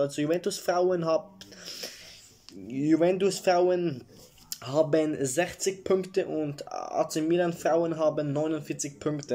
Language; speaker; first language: German; early bilingual, other home language; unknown